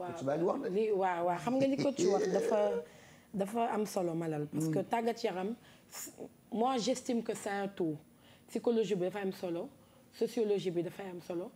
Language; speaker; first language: Wolof; native; Wolof